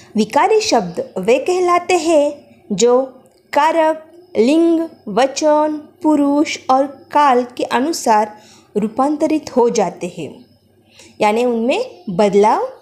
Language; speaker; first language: Hindi; non-native, local second language; Marathi